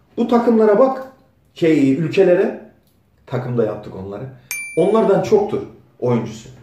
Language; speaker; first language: Turkish; native; Turkish